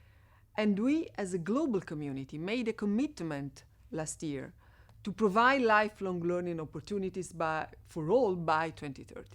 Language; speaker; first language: English; non-native, fluent; Italian